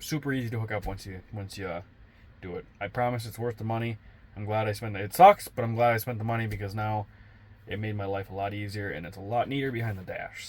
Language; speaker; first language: English; native; English